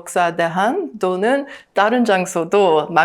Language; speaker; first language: Korean; non-native, learner; English